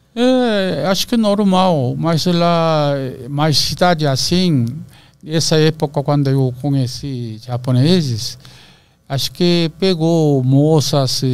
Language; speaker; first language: Portuguese; non-native, learner; Korean